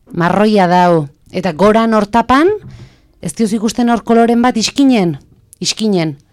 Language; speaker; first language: Basque; native; Basque